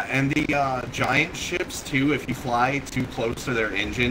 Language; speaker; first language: English; native; English